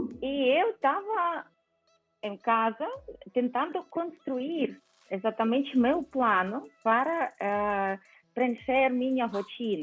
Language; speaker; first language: Portuguese; non-native, fluent; Ukrainian